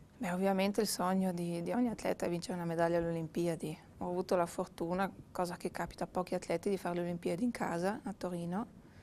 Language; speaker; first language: Italian; native; Italian